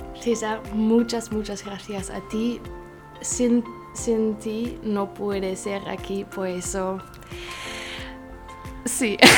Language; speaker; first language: Spanish; non-native, learner; German